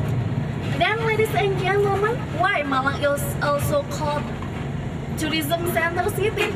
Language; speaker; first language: English; non-native, learner; Indonesian